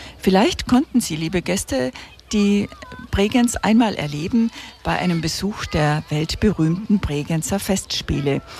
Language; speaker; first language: German; native; German